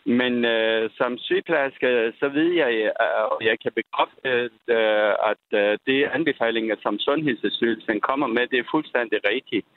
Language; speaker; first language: Danish; non-native, fluent; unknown